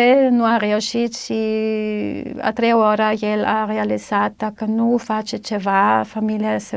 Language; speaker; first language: Romanian; non-native, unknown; German